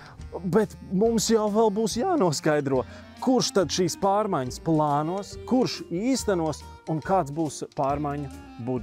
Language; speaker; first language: Latvian; native; Latvian